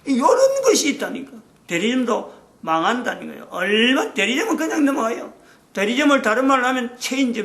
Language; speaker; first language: Korean; native; Korean